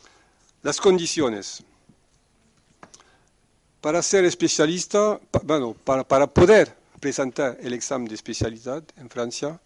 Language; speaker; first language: Spanish; non-native, fluent; French